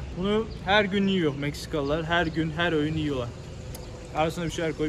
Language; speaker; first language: Turkish; native; Turkish